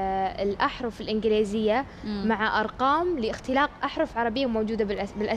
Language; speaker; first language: Arabic; native; Arabic